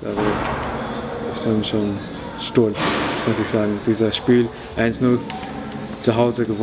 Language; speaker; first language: German; non-native, learner; English